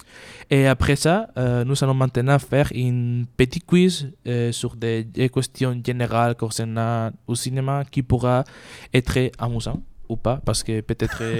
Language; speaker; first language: French; non-native, learner; Spanish